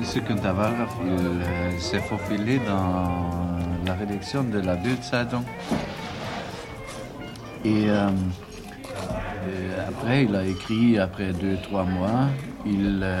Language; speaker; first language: French; non-native, fluent; German